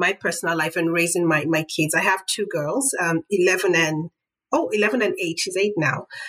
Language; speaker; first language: English; non-native, local second language; Yoruba